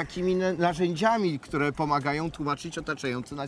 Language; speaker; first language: Polish; native; Polish